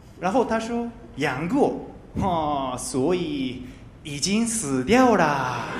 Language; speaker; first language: Chinese; non-native, fluent; Japanese